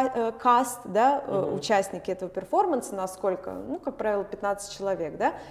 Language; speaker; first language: Russian; native; Russian